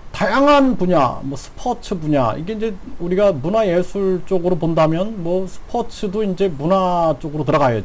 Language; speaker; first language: Korean; native; Korean